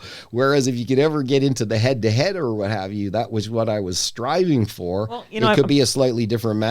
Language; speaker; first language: English; native; English